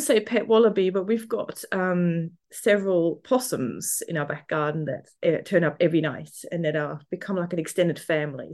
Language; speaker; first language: English; non-native, fluent; German